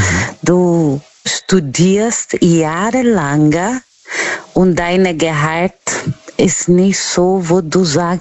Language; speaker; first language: German; non-native, learner; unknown